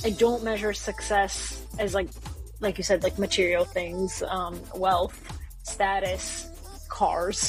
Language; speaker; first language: English; early bilingual, other home language; Bulgarian